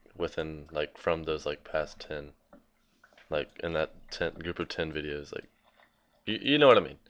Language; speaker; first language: English; native; English